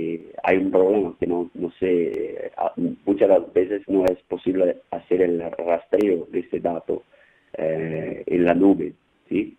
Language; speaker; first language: Spanish; non-native, fluent; Portuguese